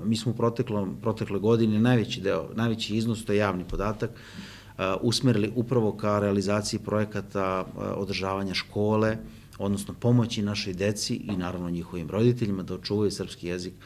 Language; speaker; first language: Bosnian; native; Bosnian